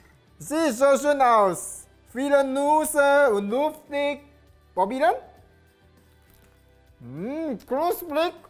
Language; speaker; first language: German; non-native, learner; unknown